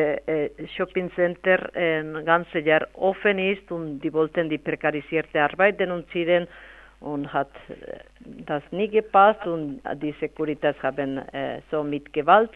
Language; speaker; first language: German; non-native, fluent; Spanish